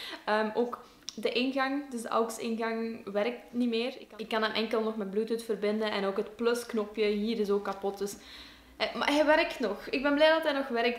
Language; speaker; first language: Dutch; native; Dutch